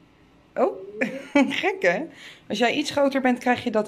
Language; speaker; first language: Dutch; native; Dutch